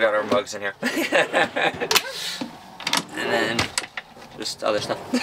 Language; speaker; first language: English; native; English